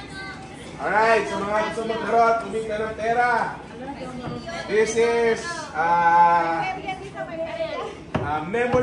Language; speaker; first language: Filipino; native; Filipino